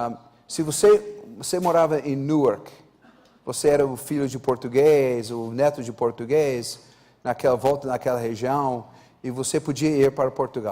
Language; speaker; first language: Portuguese; non-native, fluent; English